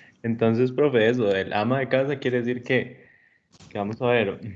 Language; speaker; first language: Spanish; native; Spanish